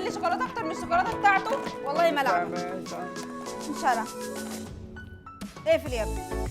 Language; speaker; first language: Arabic; native; Arabic